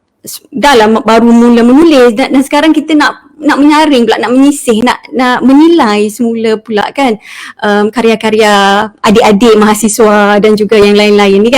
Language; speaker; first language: Malay; native; Malay